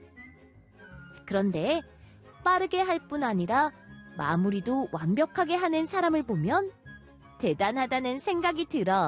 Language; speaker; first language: Korean; native; Korean